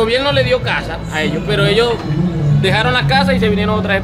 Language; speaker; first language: Spanish; native; Spanish